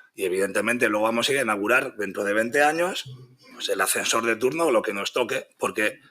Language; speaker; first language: Spanish; native; Spanish